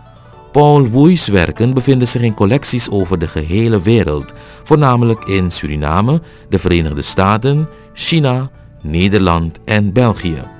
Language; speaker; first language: Dutch; native; Dutch